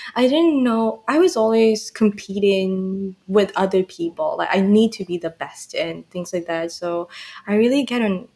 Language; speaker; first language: English; non-native, fluent; Burmese